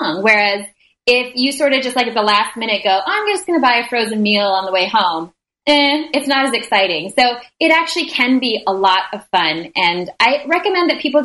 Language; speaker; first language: English; native; English